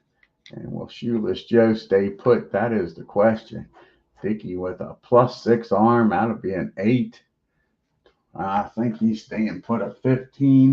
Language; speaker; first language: English; native; English